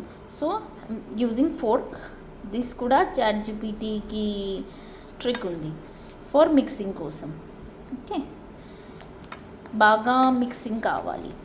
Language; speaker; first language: Telugu; non-native, learner; Marathi